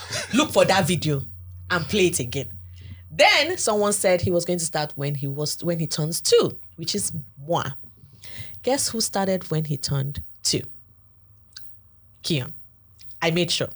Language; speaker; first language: English; non-native, local second language; Igbo